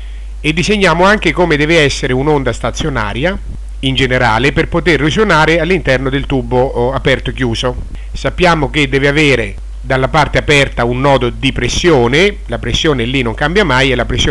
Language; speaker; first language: Italian; native; Italian